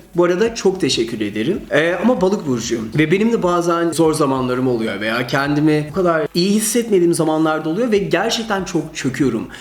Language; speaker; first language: Turkish; early bilingual, heritage; Turkish